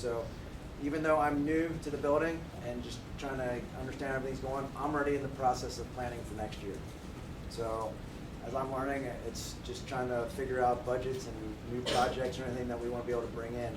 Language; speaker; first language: English; native; English